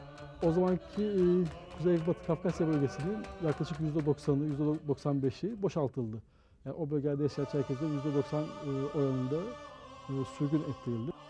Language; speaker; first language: Turkish; native; Turkish